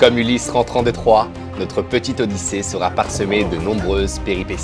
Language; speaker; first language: French; native; French